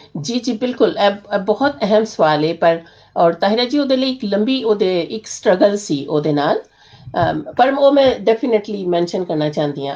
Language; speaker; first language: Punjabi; non-native, local second language; Urdu